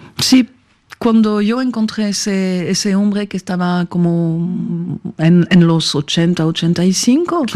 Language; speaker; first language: Spanish; non-native, fluent; French